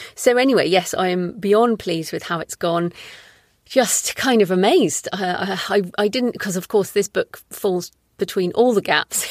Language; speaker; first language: English; native; English